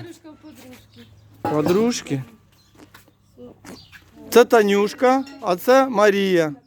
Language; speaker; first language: Ukrainian; native; Ukrainian